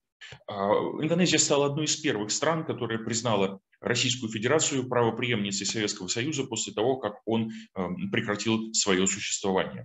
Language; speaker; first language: Russian; native; Russian